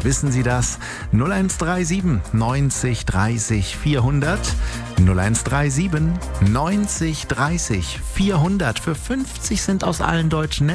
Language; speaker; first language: German; native; German